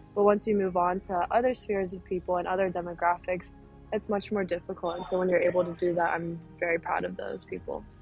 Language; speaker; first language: English; native; English